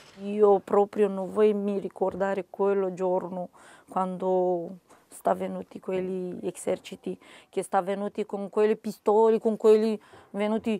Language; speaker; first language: Italian; non-native, local second language; Romanian